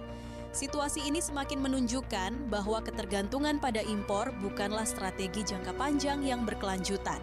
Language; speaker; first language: Indonesian; native; Indonesian